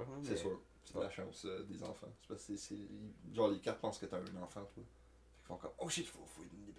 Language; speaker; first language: French; native; French